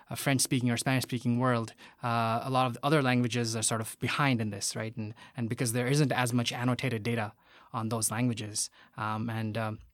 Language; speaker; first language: English; non-native, local second language; Bangla